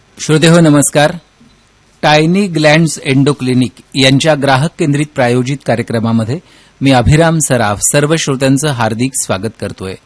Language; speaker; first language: Marathi; native; Marathi